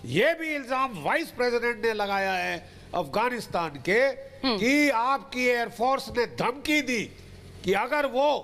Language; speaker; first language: Hindi; native; Hindi